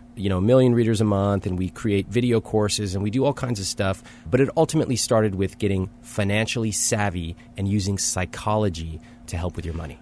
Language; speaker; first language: English; early bilingual, other home language; Hindi